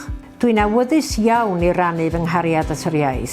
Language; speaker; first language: Welsh; non-native, fluent; English